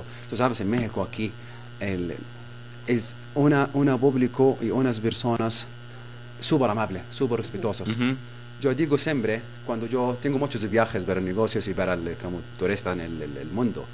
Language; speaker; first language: Spanish; non-native, learner; Arabic